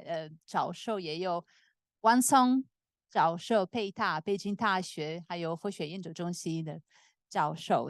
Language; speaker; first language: Chinese; non-native, fluent; Italian